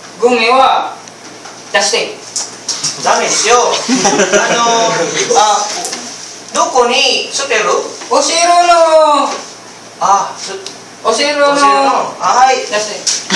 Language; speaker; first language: Japanese; non-native, learner; Filipino